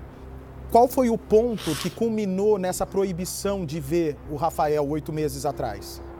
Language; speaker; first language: Portuguese; native; Portuguese